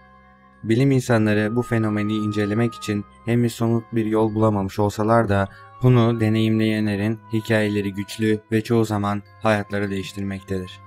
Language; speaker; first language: Turkish; native; Turkish